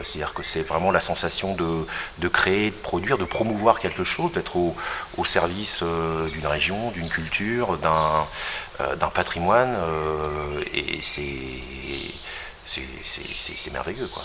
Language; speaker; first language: French; native; French